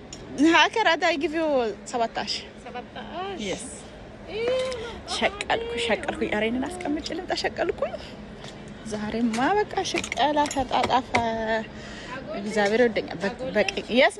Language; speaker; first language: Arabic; non-native, learner; Amharic